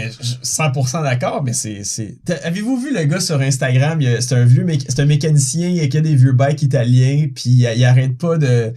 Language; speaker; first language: French; native; French